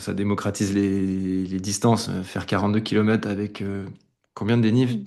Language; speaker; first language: French; native; French